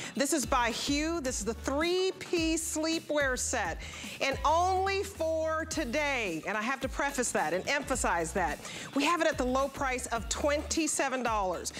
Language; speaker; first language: English; native; English